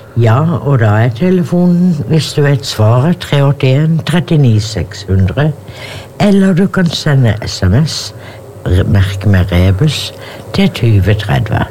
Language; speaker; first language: Norwegian; native; Norwegian